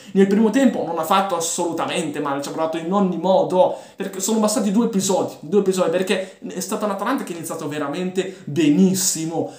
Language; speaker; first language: Italian; early bilingual, other home language; Arabic